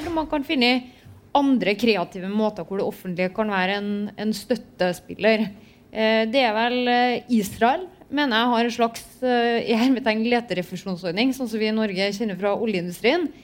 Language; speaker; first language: Norwegian; native; Norwegian